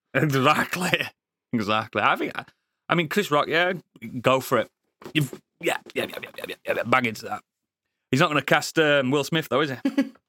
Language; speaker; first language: English; native; English